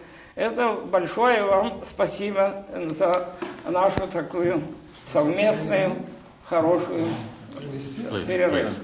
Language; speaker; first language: Russian; native; Russian